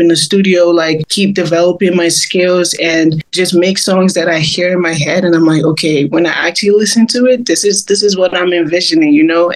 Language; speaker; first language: English; non-native, local second language; Igbo